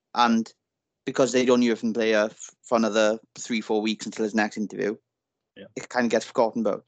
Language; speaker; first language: English; native; English